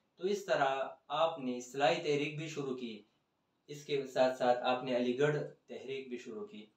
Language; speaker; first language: Hindi; non-native, local second language; Punjabi